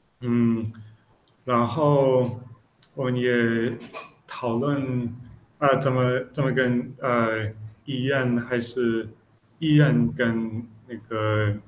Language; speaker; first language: Chinese; non-native, learner; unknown